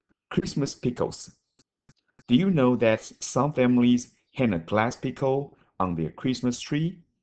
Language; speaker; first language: English; non-native, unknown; Chinese